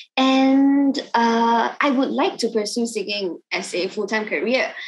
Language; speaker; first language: English; non-native, local second language; Cantonese